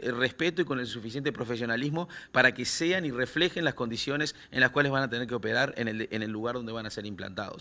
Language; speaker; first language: Spanish; native; Spanish